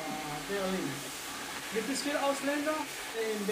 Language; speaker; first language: German; non-native, learner; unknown